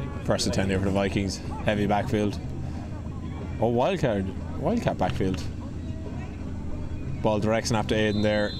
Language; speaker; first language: English; native; English